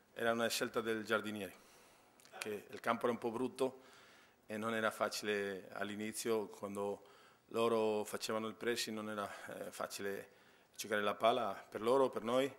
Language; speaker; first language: Italian; non-native, fluent; Spanish